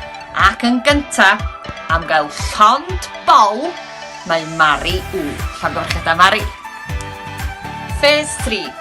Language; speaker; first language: Welsh; native; Welsh